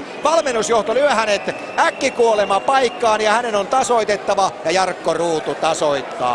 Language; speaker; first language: Finnish; native; Finnish